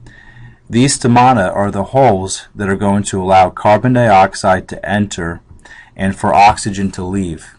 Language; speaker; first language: English; native; English